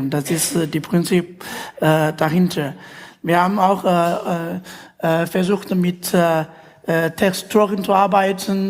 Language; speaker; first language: German; non-native, learner; Chinese